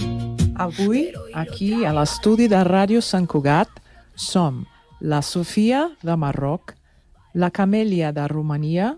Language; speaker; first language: Catalan; non-native, learner; Portuguese